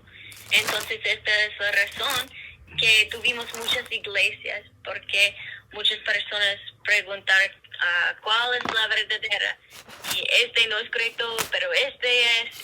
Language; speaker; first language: Spanish; non-native, learner; English